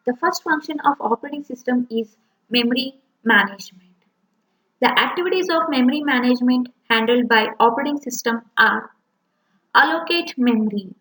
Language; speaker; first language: English; non-native, local second language; Kannada